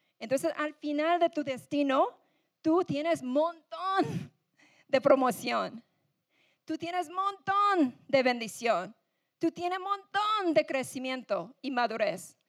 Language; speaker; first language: Spanish; non-native, fluent; English